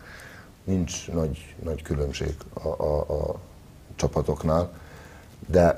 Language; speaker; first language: Hungarian; non-native, fluent; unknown